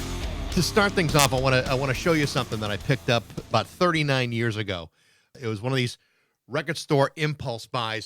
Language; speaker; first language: English; native; English